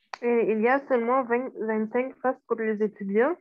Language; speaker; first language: French; non-native, learner; Arabic